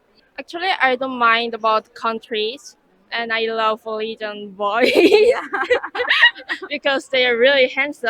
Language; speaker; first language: English; non-native, learner; Korean